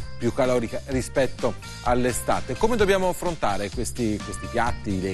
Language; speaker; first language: Italian; native; Italian